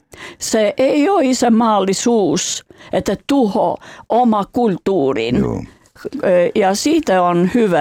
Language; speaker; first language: Finnish; non-native, fluent; Albanian